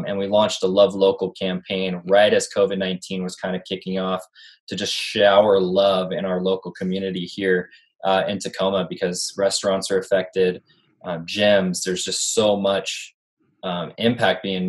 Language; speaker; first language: English; native; English